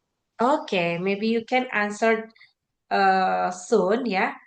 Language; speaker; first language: English; non-native, learner; Indonesian